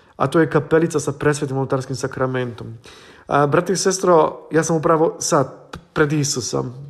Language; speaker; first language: Croatian; non-native, fluent; Polish